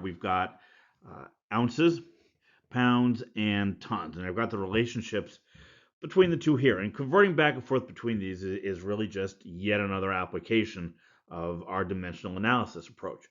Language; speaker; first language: English; native; English